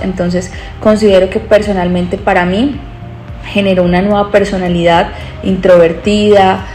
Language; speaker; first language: Spanish; native; Spanish